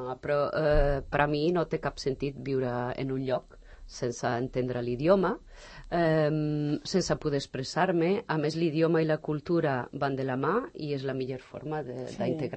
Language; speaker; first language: Catalan; non-native, fluent; Portuguese